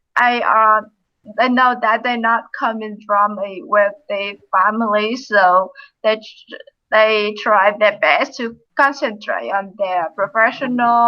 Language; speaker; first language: English; non-native, fluent; Vietnamese